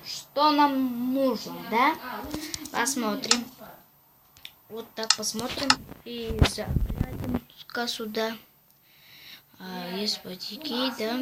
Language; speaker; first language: Russian; non-native, local second language; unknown